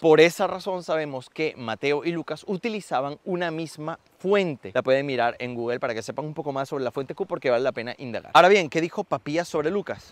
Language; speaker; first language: Spanish; native; Spanish